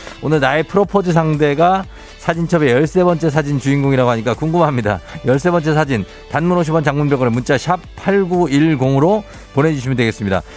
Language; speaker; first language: Korean; native; Korean